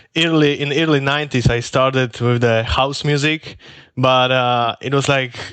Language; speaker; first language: English; non-native, learner; Polish